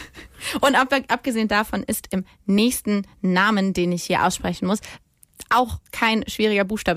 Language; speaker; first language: German; native; German